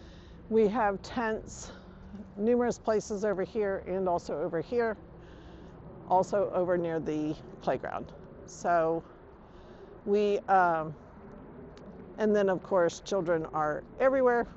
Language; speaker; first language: English; native; English